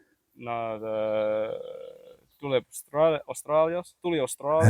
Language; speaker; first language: Estonian; non-native, learner; English